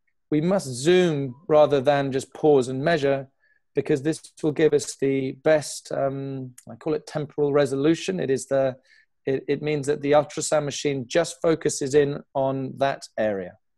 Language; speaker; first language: English; native; English